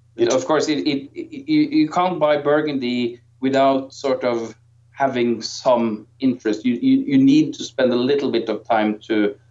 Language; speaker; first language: English; non-native, fluent; Norwegian